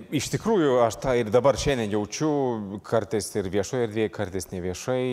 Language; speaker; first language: Lithuanian; non-native, fluent; Swedish